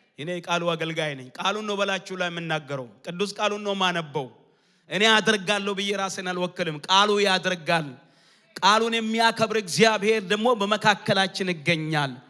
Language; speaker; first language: Amharic; non-native, local second language; Oromo